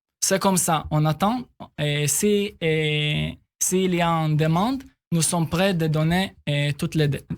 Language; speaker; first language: French; non-native, fluent; Hebrew